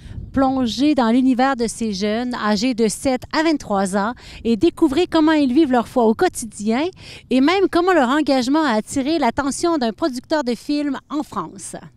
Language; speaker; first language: French; native; French